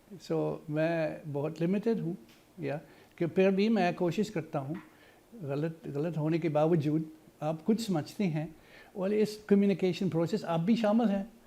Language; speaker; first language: Hindi; non-native, fluent; English